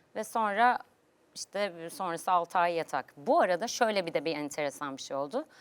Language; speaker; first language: Turkish; native; Turkish